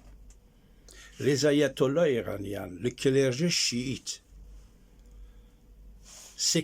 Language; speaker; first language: French; non-native, fluent; Persian